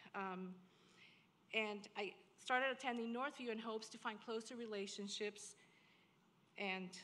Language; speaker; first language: English; early bilingual, other home language; Spanish